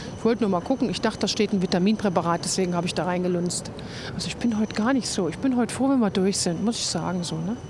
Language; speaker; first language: German; native; German